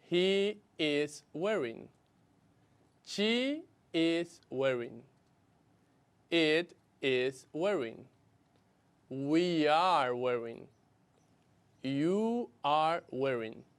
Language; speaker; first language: English; non-native, fluent; Spanish